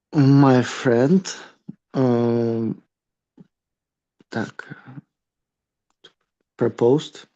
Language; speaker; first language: English; non-native, learner; Russian